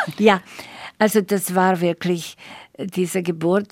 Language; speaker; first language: German; non-native, fluent; Slovak